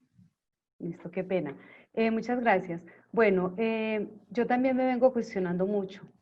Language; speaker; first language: Spanish; native; Spanish